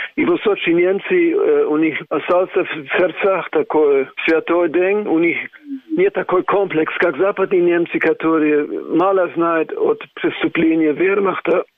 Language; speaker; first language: Russian; non-native, fluent; German